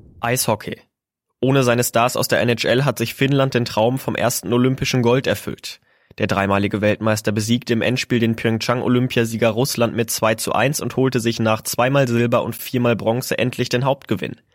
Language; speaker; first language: German; native; German